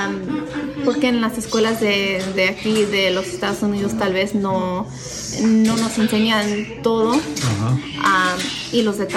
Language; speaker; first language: Spanish; early bilingual, heritage; Spanish